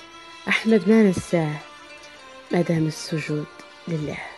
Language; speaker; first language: Arabic; native; Arabic